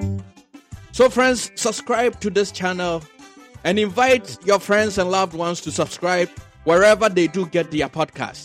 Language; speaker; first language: English; native; English